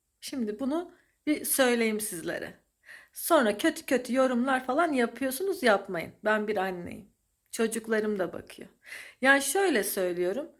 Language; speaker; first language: Turkish; native; Turkish